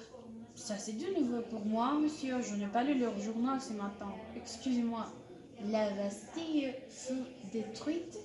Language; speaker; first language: French; non-native, learner; Spanish